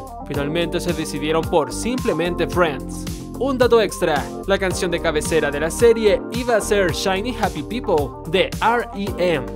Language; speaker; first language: Spanish; native; Spanish